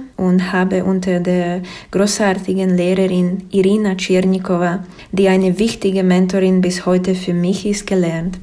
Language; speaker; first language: German; non-native, fluent; Slovak